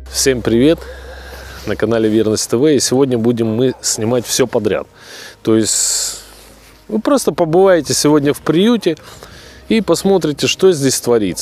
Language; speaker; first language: Russian; native; Russian